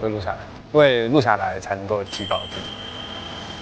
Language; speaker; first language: Chinese; native; Chinese